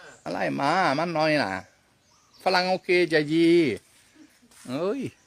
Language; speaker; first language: Thai; non-native, learner; French